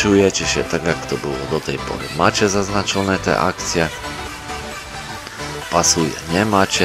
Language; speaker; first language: Polish; native; Polish